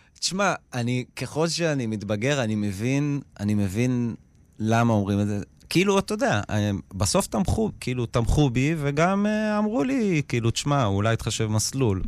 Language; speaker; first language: Hebrew; native; Hebrew